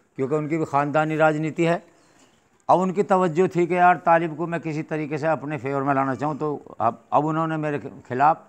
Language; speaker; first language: Hindi; native; Hindi